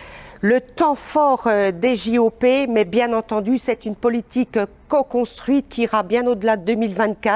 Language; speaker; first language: French; native; French